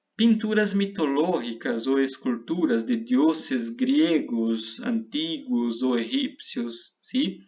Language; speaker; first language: Spanish; non-native, fluent; Portuguese